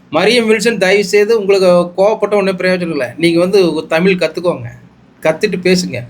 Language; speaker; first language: Tamil; native; Tamil